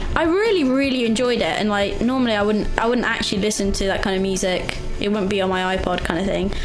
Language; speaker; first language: English; native; English